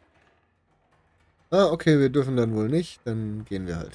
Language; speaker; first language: German; native; German